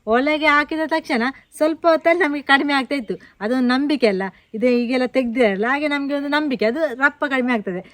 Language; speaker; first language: Kannada; non-native, local second language; Tulu